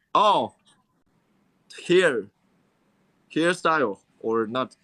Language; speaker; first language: English; non-native, learner; Chinese